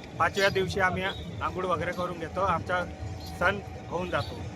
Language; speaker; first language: Marathi; non-native, local second language; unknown